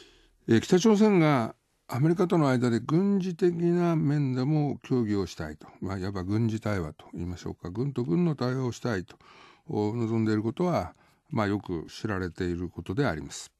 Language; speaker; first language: Japanese; native; Japanese